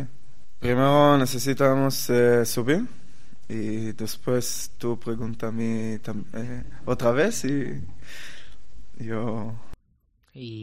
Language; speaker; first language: Spanish; non-native, learner; Hebrew